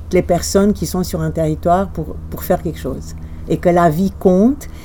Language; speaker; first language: French; non-native, fluent; Romanian